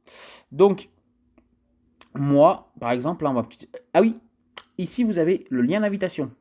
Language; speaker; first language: French; native; French